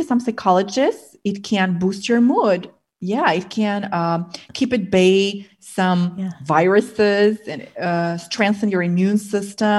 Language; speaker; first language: English; non-native, fluent; Russian